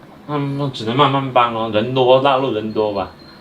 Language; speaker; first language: Chinese; native; Chinese